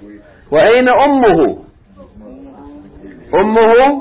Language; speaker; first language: Arabic; non-native, fluent; English